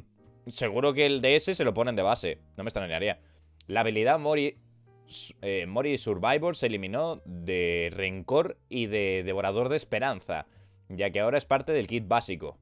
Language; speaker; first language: Spanish; native; Spanish